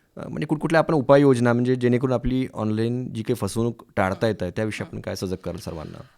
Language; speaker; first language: Marathi; native; Marathi